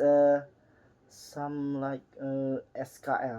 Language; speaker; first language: English; non-native, learner; Indonesian